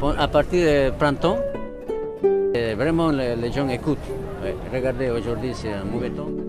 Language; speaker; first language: French; non-native, fluent; Spanish